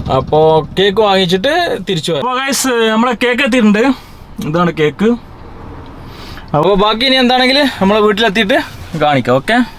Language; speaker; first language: Malayalam; native; Malayalam